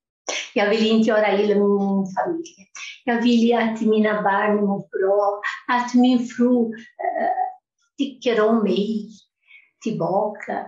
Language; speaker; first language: Swedish; non-native, fluent; Portuguese